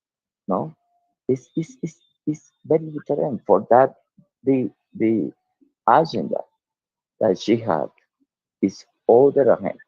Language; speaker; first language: English; non-native, learner; Spanish